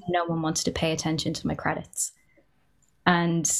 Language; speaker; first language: English; native; English